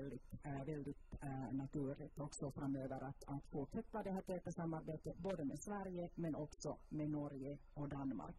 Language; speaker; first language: Swedish; non-native, local second language; Finnish